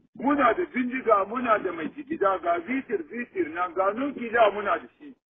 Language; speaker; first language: Hausa; non-native, local second language; Fula